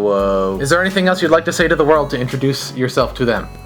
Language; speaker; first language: English; native; English